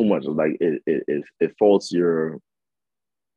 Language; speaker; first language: English; native; English